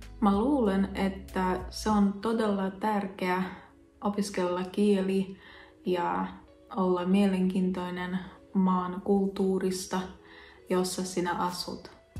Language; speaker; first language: Finnish; non-native, learner; Russian